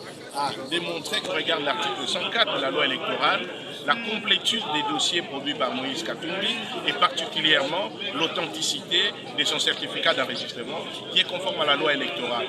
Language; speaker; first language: French; non-native, local second language; Lingala